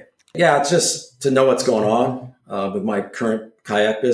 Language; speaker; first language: English; native; English